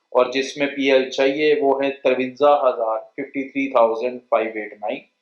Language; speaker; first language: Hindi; non-native, local second language; Punjabi